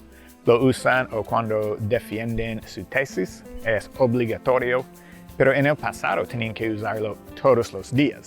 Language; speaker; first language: Spanish; non-native, fluent; English